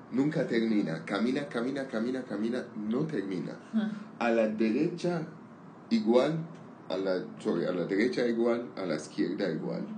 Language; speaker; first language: Spanish; non-native, learner; Armenian